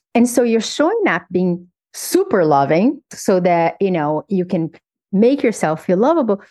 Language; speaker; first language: English; non-native, fluent; Portuguese